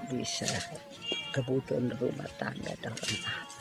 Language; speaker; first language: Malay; non-native, local second language; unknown